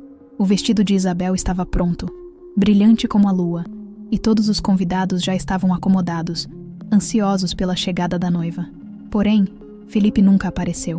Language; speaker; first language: Portuguese; native; Portuguese